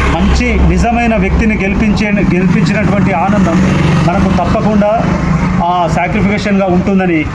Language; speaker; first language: Telugu; native; Telugu